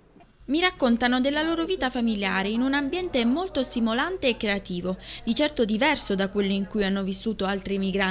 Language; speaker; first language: Italian; native; Italian